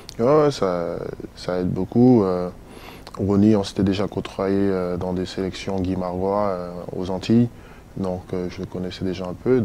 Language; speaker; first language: French; native; French